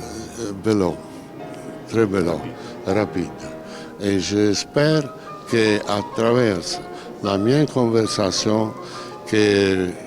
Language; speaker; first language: French; non-native, learner; Italian